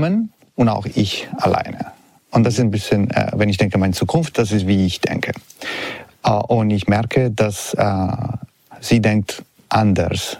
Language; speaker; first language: German; non-native, fluent; Italian